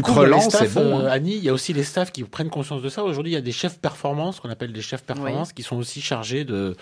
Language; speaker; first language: French; native; French